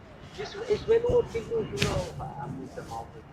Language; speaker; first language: Portuguese; native; Portuguese